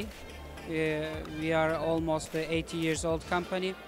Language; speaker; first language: English; non-native, fluent; Turkish